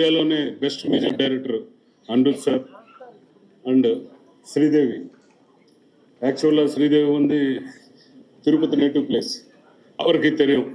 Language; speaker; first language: Tamil; non-native, learner; Telugu